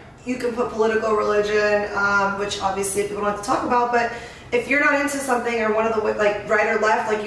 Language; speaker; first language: English; native; English